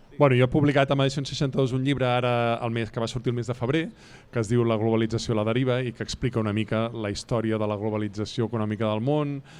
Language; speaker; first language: Catalan; native; Catalan